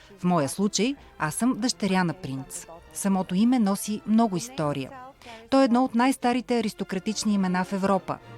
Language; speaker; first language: Bulgarian; early bilingual, heritage; Bulgarian